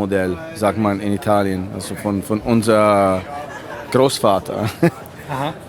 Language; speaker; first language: German; non-native, fluent; Italian